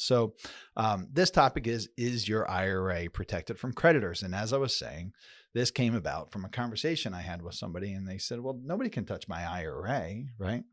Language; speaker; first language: English; native; English